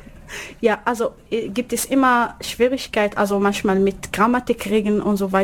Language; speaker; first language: German; non-native, learner; Arabic